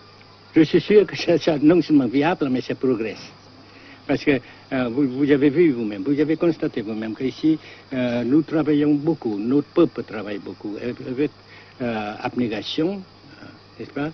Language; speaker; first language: French; non-native, fluent; Vietnamese